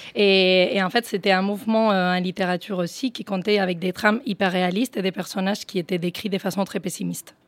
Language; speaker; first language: French; non-native, fluent; Spanish